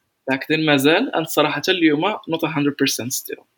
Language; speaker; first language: English; non-native, fluent; Arabic